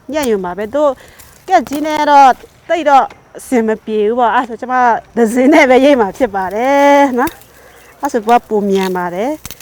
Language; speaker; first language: Burmese; non-native, local second language; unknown